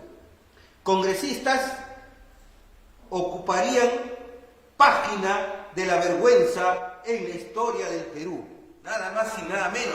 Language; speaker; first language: Spanish; native; Spanish